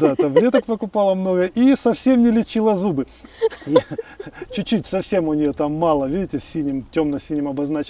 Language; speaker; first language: Russian; native; Russian